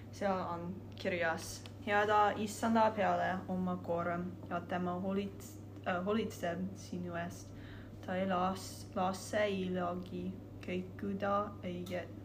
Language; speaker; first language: Estonian; non-native, learner; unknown